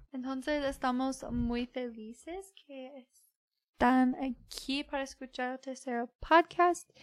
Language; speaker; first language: Spanish; early bilingual, heritage; Spanish